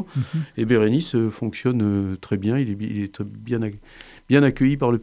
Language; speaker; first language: French; native; French